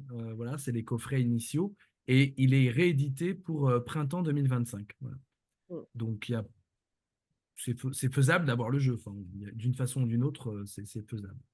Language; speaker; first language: French; native; French